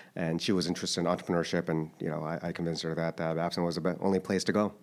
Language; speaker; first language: English; early bilingual, other home language; Korean